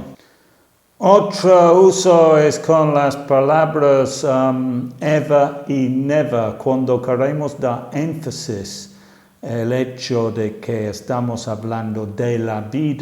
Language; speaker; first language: Spanish; non-native, fluent; English